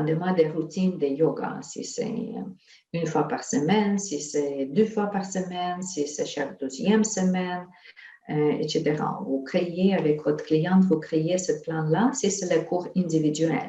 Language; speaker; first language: French; non-native, fluent; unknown